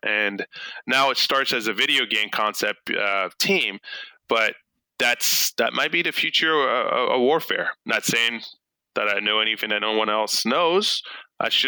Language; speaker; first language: English; early bilingual, other home language; French